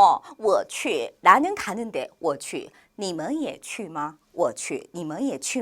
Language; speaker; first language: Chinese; non-native, fluent; Korean